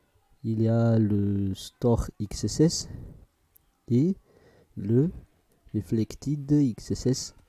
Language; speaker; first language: French; non-native, fluent; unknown